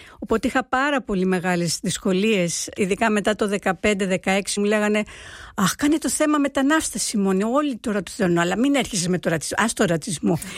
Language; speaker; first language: Greek; early bilingual, heritage; Greek